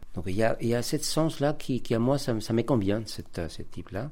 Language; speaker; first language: French; non-native, fluent; Spanish